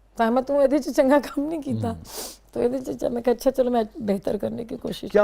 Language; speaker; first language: Urdu; non-native, local second language; Punjabi